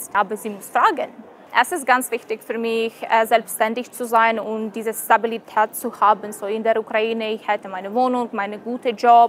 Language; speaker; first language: German; non-native, learner; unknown